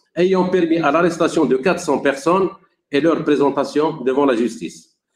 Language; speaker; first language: French; non-native, local second language; Arabic